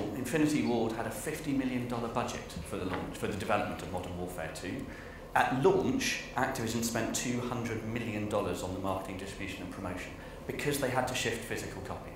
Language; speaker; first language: English; native; English